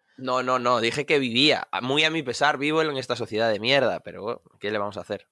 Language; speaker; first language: Spanish; native; Spanish